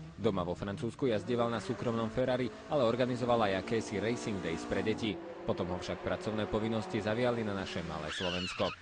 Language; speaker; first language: Slovak; native; Slovak